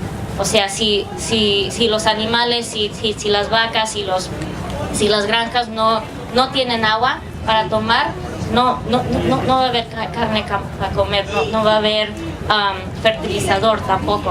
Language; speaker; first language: Spanish; early bilingual, heritage; English